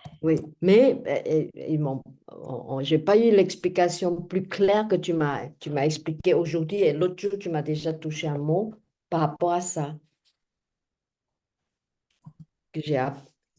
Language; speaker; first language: French; non-native, fluent; Chinese